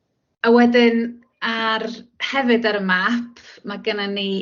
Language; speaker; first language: Welsh; native; Welsh